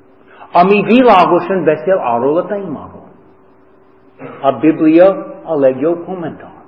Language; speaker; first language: Hungarian; non-native, fluent; English